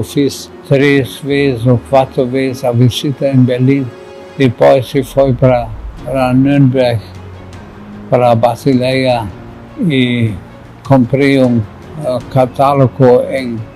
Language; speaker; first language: Portuguese; non-native, fluent; German